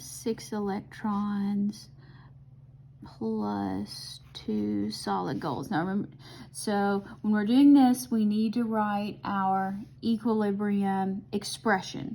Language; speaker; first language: English; native; English